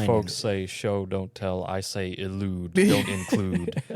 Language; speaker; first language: English; native; English